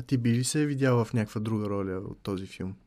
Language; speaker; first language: Bulgarian; native; Bulgarian